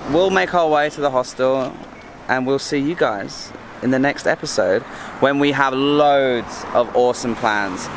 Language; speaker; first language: English; native; English